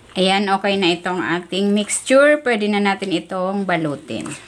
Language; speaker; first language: Filipino; non-native, local second language; Bikol